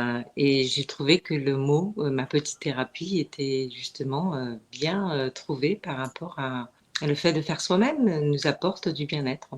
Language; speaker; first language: French; native; French